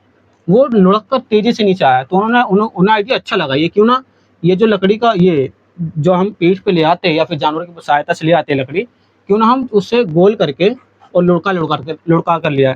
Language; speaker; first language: Hindi; native; Hindi